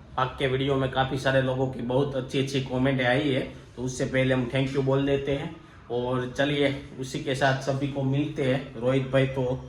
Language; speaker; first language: Hindi; non-native, local second language; Gujarati